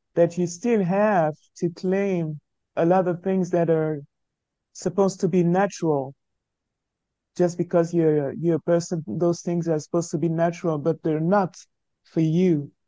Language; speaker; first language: English; non-native, local second language; French